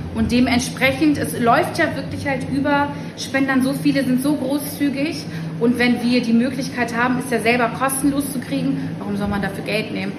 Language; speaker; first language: German; native; German